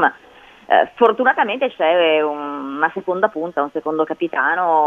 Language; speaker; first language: Italian; native; Italian